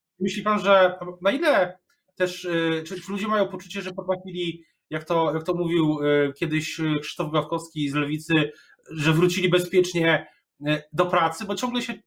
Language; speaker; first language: Polish; native; Polish